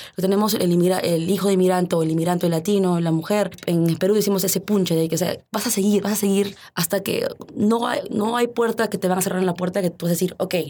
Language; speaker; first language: Spanish; early bilingual, heritage; Spanish